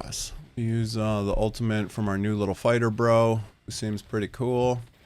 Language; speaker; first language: English; native; English